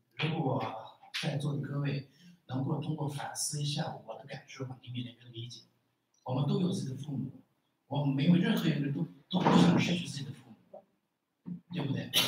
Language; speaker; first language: Chinese; non-native, local second language; Uyghur